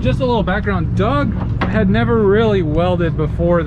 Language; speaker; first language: English; native; English